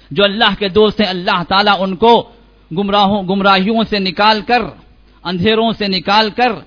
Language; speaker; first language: Urdu; native; Urdu